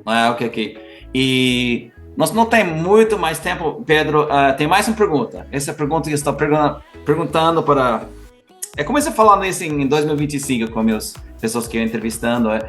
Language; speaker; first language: Portuguese; non-native, learner; English